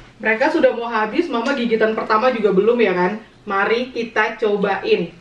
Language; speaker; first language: Indonesian; native; Indonesian